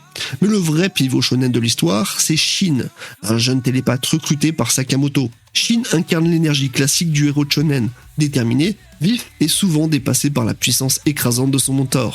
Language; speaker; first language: French; native; French